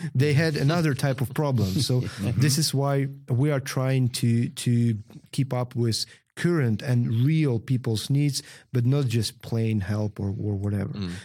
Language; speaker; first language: English; non-native, fluent; Ukrainian